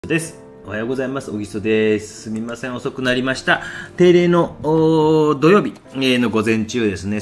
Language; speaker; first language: Japanese; native; Japanese